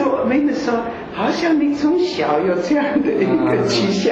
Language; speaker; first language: Chinese; non-native, fluent; German